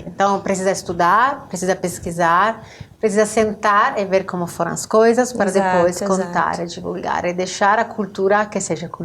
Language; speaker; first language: Portuguese; non-native, fluent; Italian